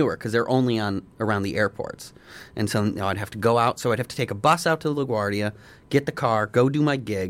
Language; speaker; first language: English; native; English